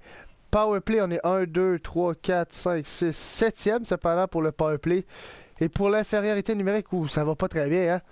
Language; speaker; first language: French; native; French